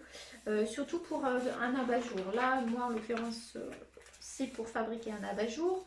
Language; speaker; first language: French; native; French